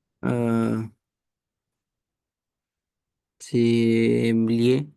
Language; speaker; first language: French; non-native, learner; Romanian